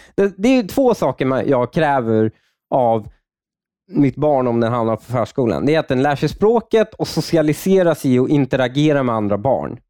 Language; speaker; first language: Swedish; native; Swedish